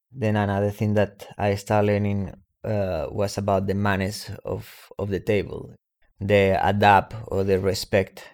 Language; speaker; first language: English; non-native, fluent; Spanish